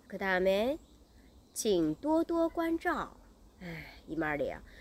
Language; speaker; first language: Korean; non-native, learner; Chinese